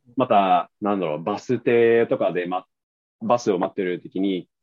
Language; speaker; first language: Japanese; non-native, fluent; Swedish